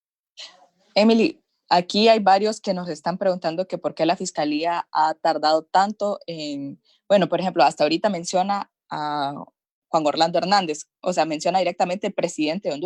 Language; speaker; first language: Spanish; native; Spanish